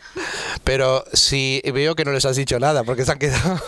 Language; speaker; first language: Spanish; native; Spanish